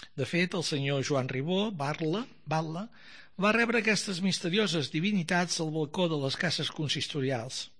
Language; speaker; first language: Catalan; native; Catalan